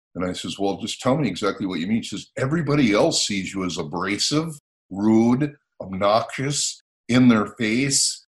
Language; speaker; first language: English; native; English